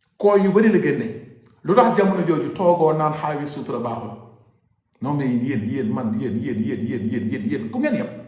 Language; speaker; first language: Wolof; native; Wolof